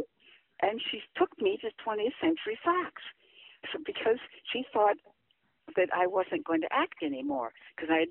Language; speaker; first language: English; native; English